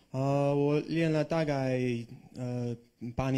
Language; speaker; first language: Chinese; non-native, fluent; English